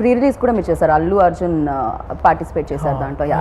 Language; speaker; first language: Telugu; native; Telugu